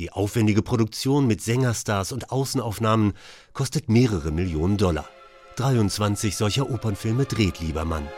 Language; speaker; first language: German; native; German